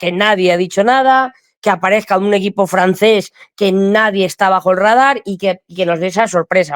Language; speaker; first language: Spanish; native; Spanish